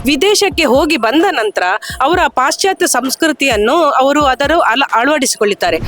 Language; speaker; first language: Kannada; non-native, local second language; Tulu